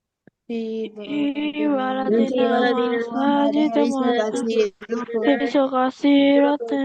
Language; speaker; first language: Arabic; non-native, learner; Bangla